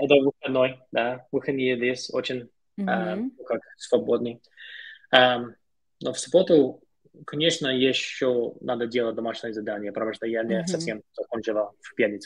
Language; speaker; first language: Russian; non-native, learner; English